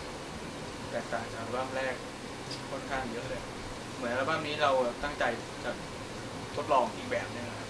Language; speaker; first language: Thai; native; Thai